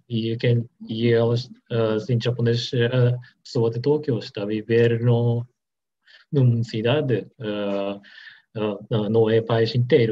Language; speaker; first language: Portuguese; non-native, learner; Japanese